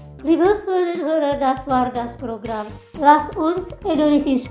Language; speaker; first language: German; non-native, fluent; Indonesian